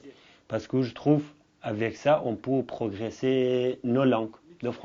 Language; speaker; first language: French; non-native, learner; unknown